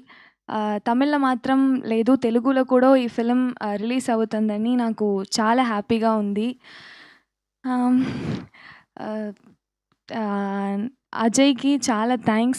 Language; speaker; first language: Telugu; non-native, learner; Tamil